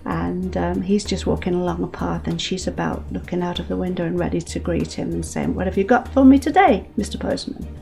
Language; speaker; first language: English; native; English